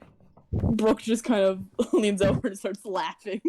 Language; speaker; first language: English; native; English